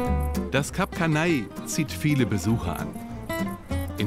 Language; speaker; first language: German; native; German